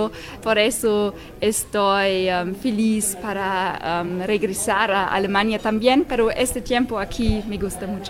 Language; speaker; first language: Spanish; non-native, learner; German